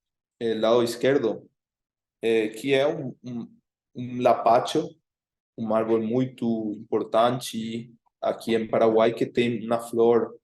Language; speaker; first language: Portuguese; non-native, fluent; Spanish